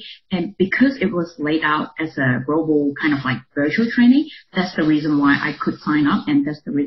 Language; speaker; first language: English; non-native, local second language; Cantonese